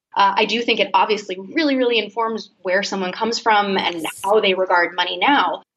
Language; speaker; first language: English; native; English